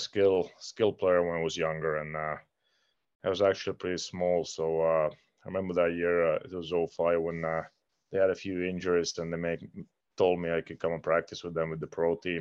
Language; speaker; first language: English; non-native, fluent; Finnish